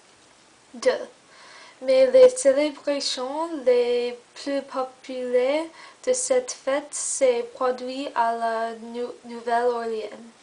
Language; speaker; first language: French; non-native, learner; English